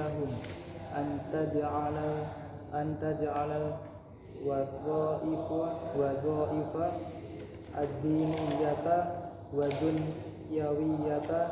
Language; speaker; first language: Arabic; non-native, learner; Indonesian